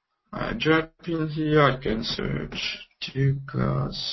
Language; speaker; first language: English; non-native, local second language; Morisyen